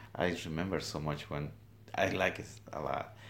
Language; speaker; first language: English; non-native, fluent; Spanish